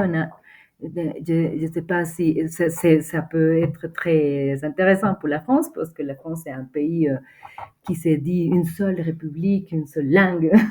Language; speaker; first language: French; non-native, fluent; Spanish